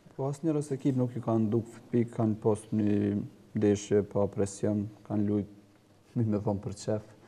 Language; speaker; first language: Albanian; native; Albanian